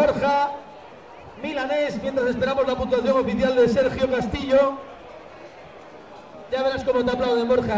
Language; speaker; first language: Spanish; native; Spanish